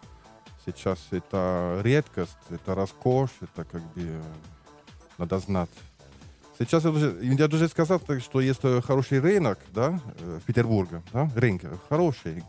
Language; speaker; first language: Russian; non-native, learner; French